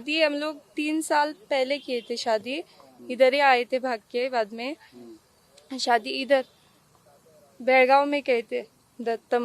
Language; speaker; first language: Hindi; non-native, local second language; Marathi